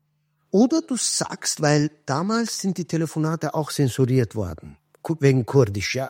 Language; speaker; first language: German; non-native, fluent; Kurdish